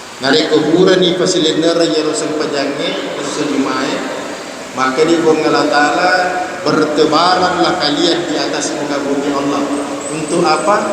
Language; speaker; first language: Malay; non-native, local second language; Buginese